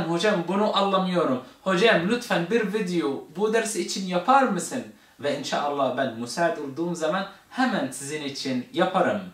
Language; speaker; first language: Turkish; non-native, fluent; Arabic